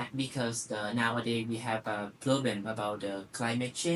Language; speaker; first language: English; non-native, learner; Thai